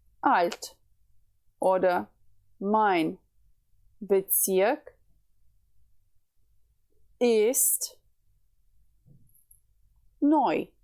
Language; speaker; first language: German; non-native, fluent; Ukrainian